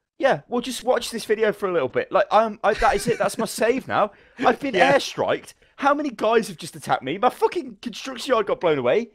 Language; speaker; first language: English; native; English